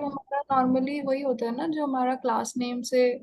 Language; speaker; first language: Hindi; native; Hindi